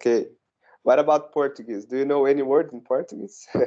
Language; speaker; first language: English; non-native, learner; Portuguese